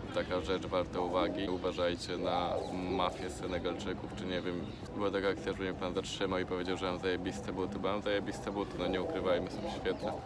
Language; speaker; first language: Polish; native; Polish